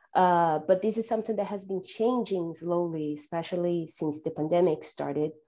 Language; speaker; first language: English; non-native, fluent; Portuguese